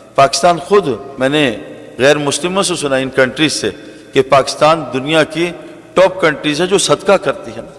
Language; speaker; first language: Urdu; native; Urdu